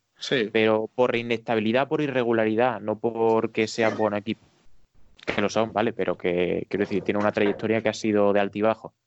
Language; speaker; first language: Spanish; native; Spanish